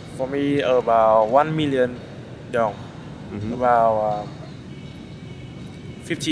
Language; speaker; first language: English; non-native, learner; Vietnamese